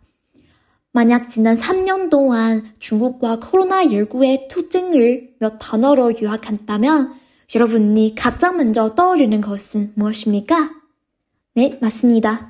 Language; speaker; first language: Korean; non-native, fluent; Chinese